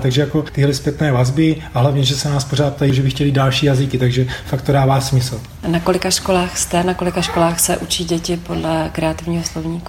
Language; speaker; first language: Czech; native; Czech